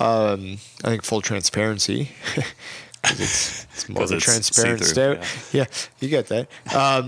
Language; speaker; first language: English; native; English